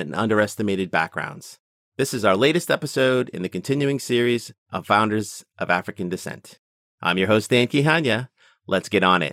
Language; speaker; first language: English; native; English